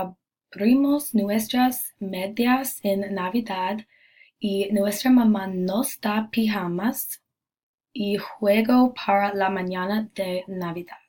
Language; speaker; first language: Spanish; non-native, learner; English